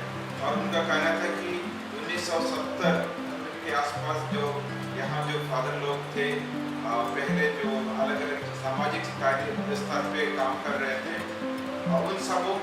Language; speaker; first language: Hindi; native; Hindi